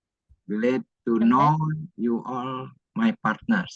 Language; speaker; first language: English; non-native, learner; Indonesian